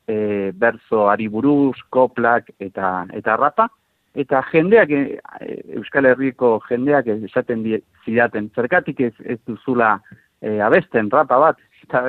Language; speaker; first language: Basque; non-native, fluent; Spanish